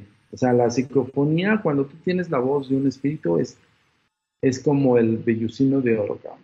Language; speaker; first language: Spanish; native; Spanish